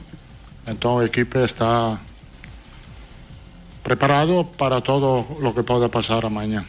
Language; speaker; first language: Portuguese; non-native, fluent; Italian